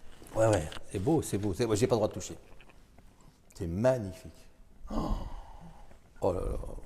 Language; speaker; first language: French; native; French